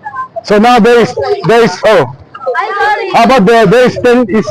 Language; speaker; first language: English; non-native, fluent; French